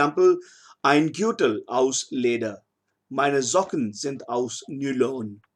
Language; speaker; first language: German; non-native, fluent; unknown